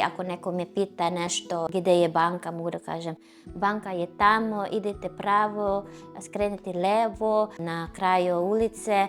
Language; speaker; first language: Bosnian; non-native, fluent; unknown